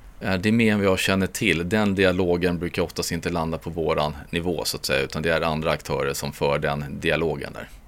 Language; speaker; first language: Swedish; native; Swedish